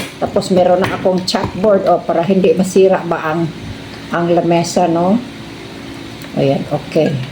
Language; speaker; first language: Filipino; non-native, local second language; Cebuano